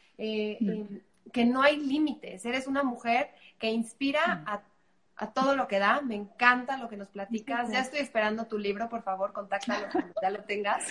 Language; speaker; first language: Spanish; native; Spanish